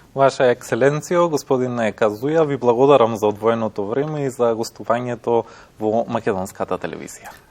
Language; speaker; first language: Macedonian; native; Macedonian